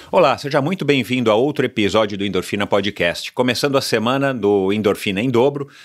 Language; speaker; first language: Portuguese; native; Portuguese